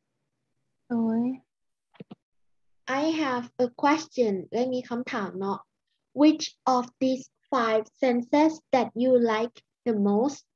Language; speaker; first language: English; non-native, fluent; Lao